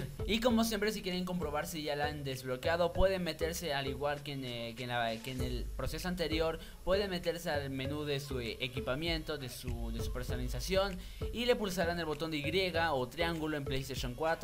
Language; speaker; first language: Spanish; native; Spanish